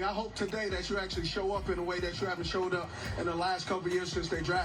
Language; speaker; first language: English; native; English